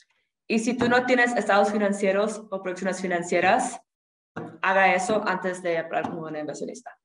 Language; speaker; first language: Spanish; non-native, fluent; English